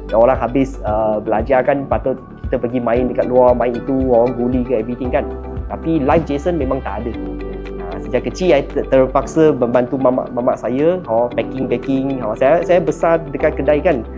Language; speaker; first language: Malay; non-native, local second language; Chinese